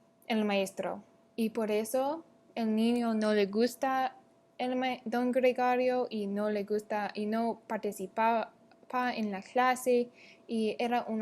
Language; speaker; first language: Spanish; non-native, learner; English